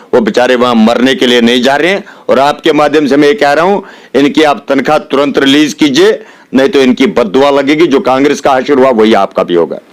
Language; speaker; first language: Hindi; non-native, local second language; Kashmiri